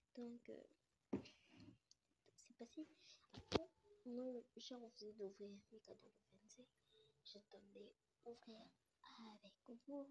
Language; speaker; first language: French; non-native, local second language; Lingala